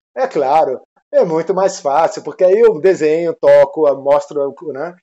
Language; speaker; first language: Portuguese; non-native, fluent; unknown